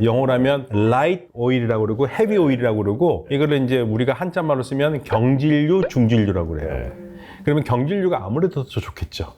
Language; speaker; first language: Korean; native; Korean